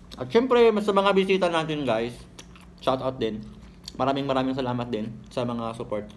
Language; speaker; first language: Filipino; non-native, local second language; Cebuano